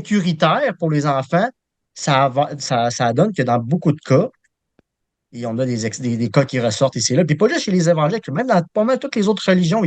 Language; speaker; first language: French; native; French